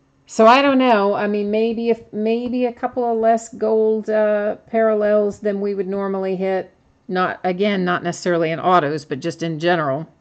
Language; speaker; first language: English; native; English